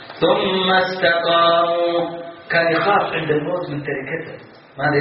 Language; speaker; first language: Arabic; native; Arabic